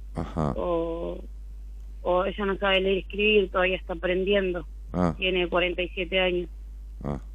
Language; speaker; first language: Spanish; native; Spanish